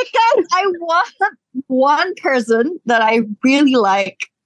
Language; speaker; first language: English; non-native, local second language; Filipino